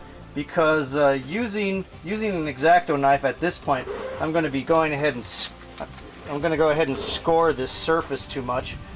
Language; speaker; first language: English; native; English